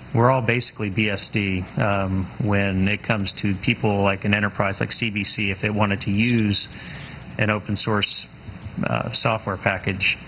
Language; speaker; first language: English; native; English